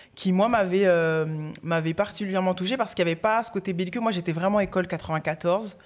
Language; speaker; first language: French; native; French